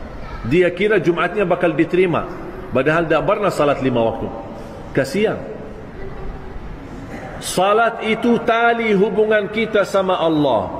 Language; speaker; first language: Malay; non-native, fluent; Arabic